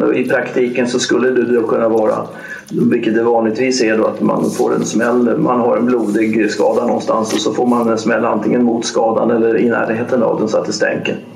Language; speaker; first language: Swedish; native; Swedish